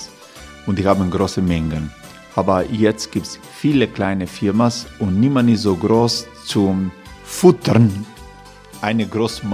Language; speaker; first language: German; non-native, fluent; Croatian